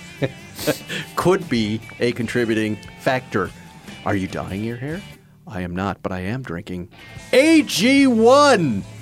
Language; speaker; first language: English; native; English